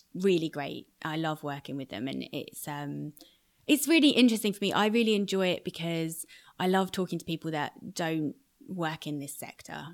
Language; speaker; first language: English; native; English